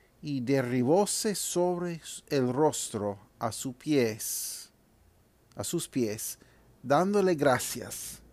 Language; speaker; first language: Spanish; non-native, fluent; English